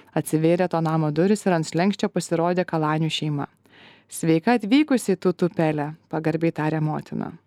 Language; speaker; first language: Lithuanian; native; Lithuanian